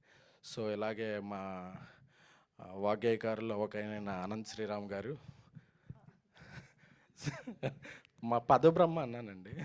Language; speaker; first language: Telugu; native; Telugu